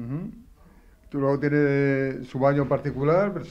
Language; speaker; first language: Spanish; native; Spanish